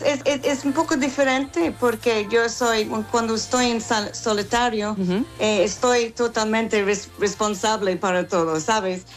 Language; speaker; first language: Spanish; non-native, learner; English